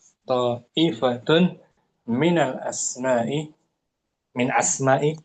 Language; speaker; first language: Arabic; non-native, fluent; Indonesian